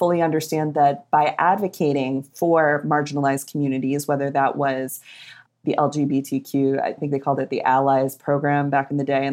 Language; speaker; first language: English; native; English